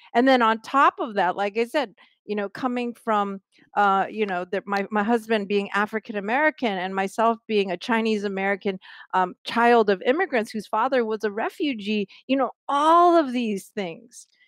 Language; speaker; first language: English; native; English